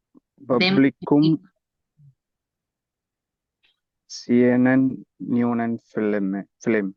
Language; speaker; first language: German; non-native, learner; Tamil